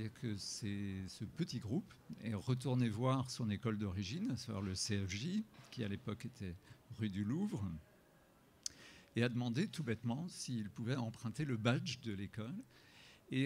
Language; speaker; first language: French; native; French